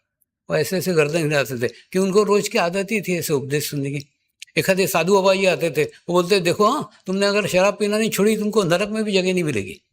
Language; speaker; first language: Hindi; native; Hindi